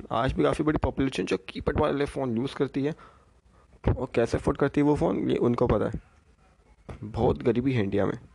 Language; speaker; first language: Hindi; native; Hindi